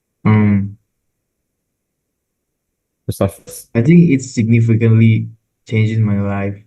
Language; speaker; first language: English; non-native, learner; Indonesian